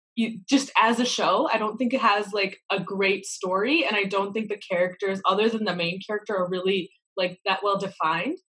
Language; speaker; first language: English; native; English